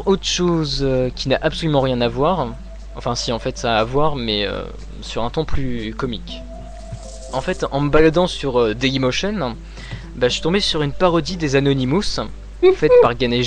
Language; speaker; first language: French; native; French